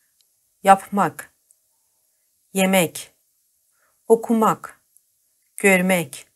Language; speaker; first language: Turkish; non-native, fluent; Persian